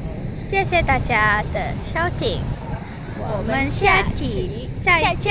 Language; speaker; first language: Chinese; non-native, learner; Indonesian